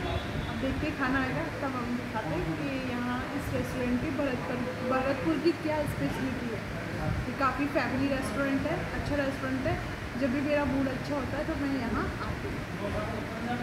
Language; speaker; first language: Hindi; native; Hindi